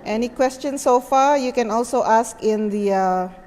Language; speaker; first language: English; non-native, local second language; Malay